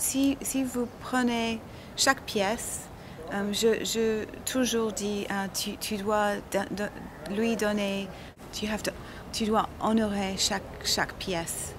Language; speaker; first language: French; non-native, learner; English